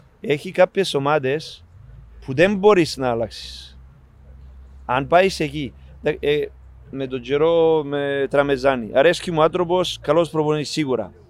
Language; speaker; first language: Greek; non-native, learner; Serbian